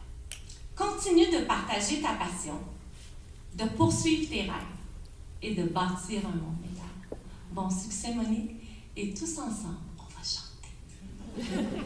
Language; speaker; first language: French; native; French